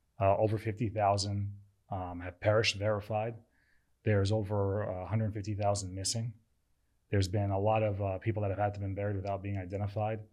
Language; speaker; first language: English; early bilingual, other home language; Turkish